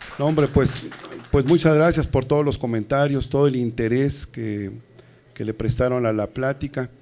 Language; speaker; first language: Spanish; native; Spanish